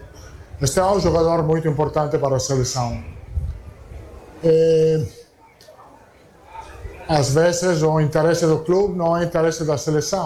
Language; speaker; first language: Portuguese; non-native, learner; Italian